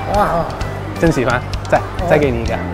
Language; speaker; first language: Chinese; non-native, fluent; English